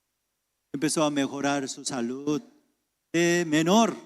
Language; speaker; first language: Spanish; non-native, fluent; Korean